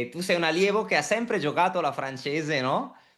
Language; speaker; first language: Italian; native; Italian